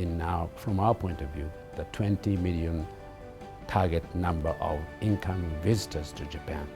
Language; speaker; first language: English; non-native, fluent; Japanese